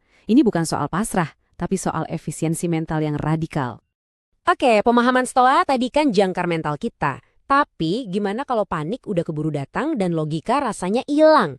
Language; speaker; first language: Indonesian; native; Indonesian